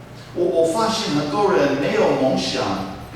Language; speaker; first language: Chinese; non-native, fluent; English